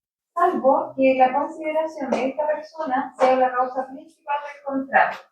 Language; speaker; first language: Spanish; native; Spanish